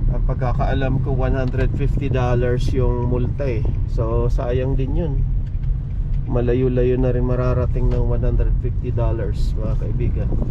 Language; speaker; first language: Filipino; native; Filipino